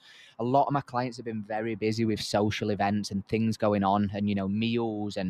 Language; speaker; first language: English; native; English